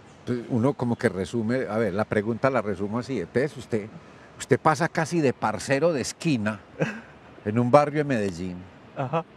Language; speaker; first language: Spanish; native; Spanish